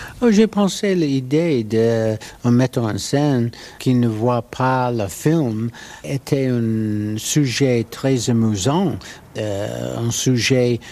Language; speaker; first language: French; non-native, learner; English